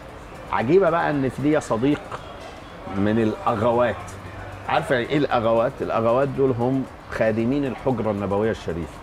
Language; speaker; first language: Arabic; native; Arabic